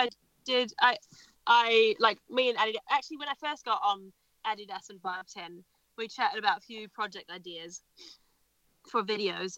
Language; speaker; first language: English; native; English